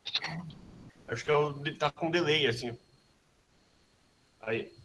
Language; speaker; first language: Portuguese; native; Portuguese